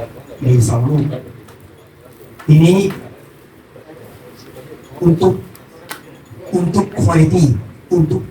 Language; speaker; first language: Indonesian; non-native, learner; Thai